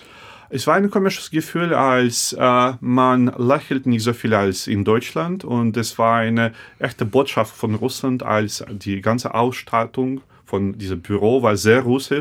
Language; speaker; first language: German; non-native, fluent; Russian